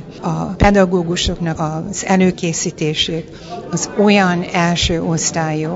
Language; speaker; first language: Hungarian; early bilingual, heritage; Hungarian